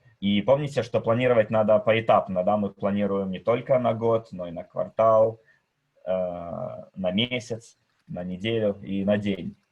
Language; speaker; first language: Russian; native; Russian